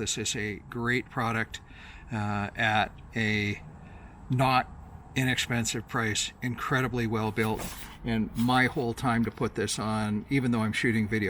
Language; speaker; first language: English; native; English